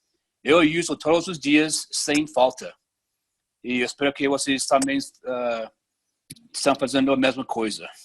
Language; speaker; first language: Portuguese; non-native, fluent; English